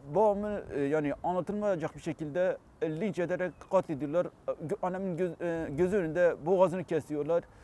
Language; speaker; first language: Turkish; non-native, local second language; Kurdish